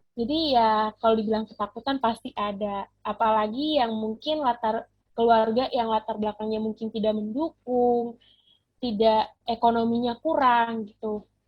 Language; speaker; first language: Indonesian; non-native, local second language; Batak Toba